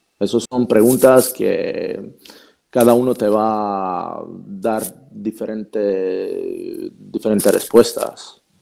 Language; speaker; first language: Spanish; non-native, fluent; Croatian